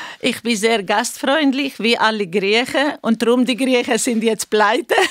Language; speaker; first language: German; non-native, fluent; Greek